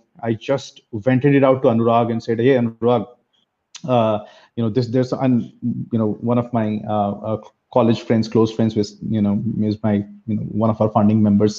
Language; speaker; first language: English; non-native, local second language; Bangla